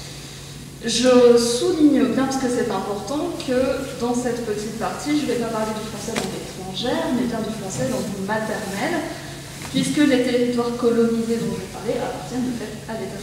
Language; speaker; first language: French; native; French